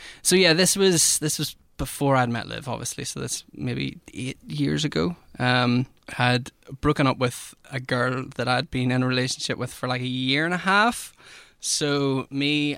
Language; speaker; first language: English; native; English